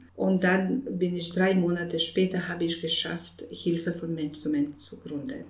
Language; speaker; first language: German; non-native, fluent; Bosnian